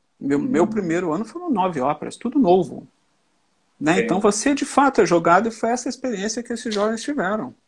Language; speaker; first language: Portuguese; native; Portuguese